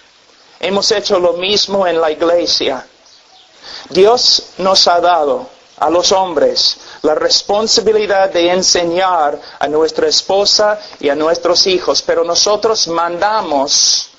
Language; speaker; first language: Spanish; non-native, fluent; English